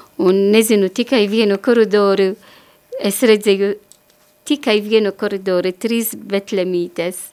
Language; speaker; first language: Latvian; non-native, learner; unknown